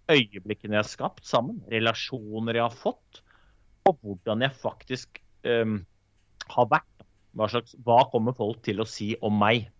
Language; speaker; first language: Norwegian; native; Norwegian